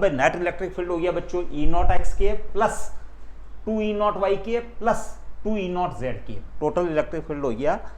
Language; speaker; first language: Hindi; native; Hindi